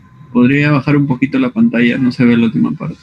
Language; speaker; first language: Spanish; native; Spanish